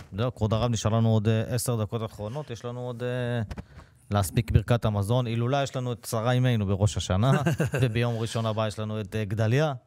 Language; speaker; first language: Hebrew; native; Hebrew